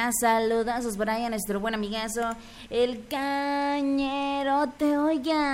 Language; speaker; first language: Spanish; native; Spanish